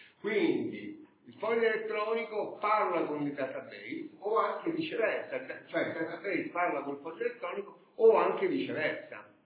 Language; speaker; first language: Italian; native; Italian